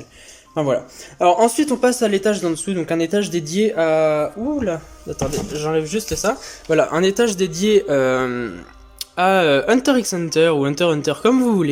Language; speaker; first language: French; native; French